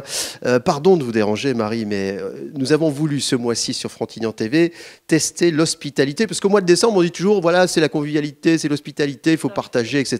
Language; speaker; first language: French; native; French